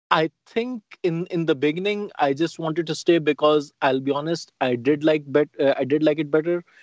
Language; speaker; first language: English; non-native, local second language; Hindi